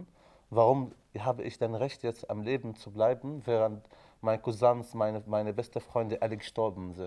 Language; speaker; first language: German; non-native, fluent; Arabic